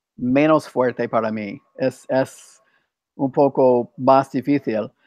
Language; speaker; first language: Spanish; non-native, fluent; English